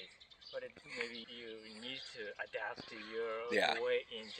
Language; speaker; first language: English; non-native, fluent; Japanese